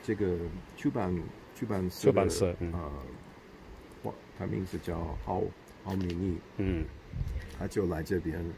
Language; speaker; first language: Chinese; non-native, fluent; English